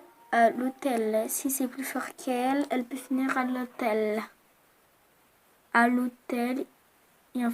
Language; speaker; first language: French; native; French